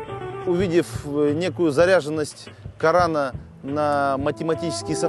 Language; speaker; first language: Russian; native; Russian